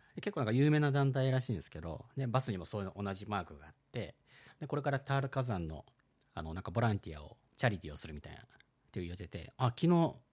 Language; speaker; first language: Japanese; early bilingual, heritage; Japanese